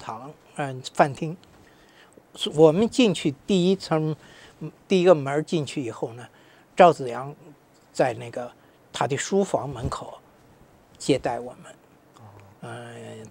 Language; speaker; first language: Chinese; native; Chinese